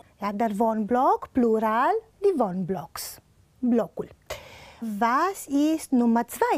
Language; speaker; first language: German; non-native, fluent; Romanian